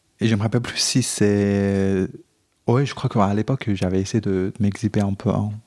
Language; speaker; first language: French; non-native, fluent; Chinese